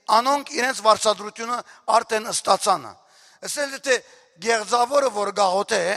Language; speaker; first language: Armenian; early bilingual, heritage; Armenian